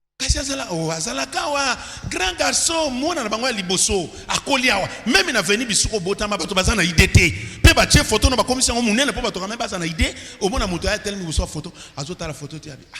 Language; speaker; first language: Lingala; native; Lingala